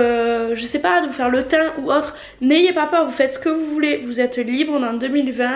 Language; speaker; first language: French; native; French